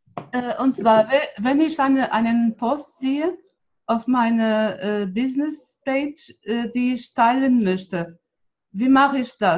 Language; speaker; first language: German; non-native, fluent; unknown